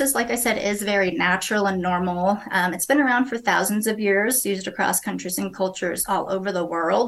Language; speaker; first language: English; native; English